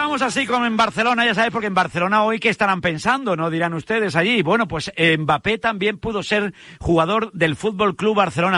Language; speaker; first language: Spanish; native; Spanish